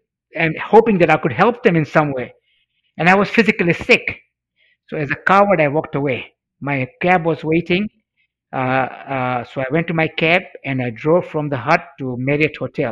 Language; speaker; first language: English; non-native, local second language; Swahili